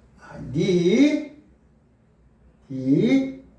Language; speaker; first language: Korean; native; Korean